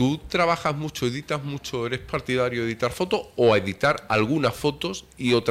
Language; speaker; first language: Spanish; native; Spanish